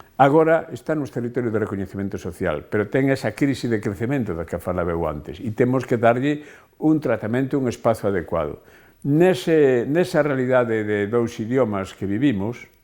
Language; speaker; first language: Galician; native; Galician